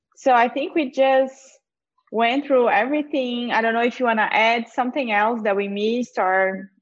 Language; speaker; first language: English; non-native, fluent; Portuguese